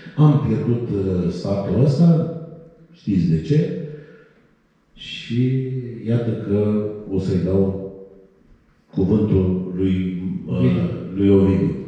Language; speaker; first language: Romanian; native; Romanian